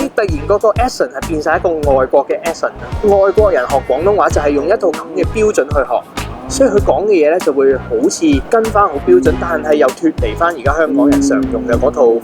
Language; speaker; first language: Cantonese; native; Cantonese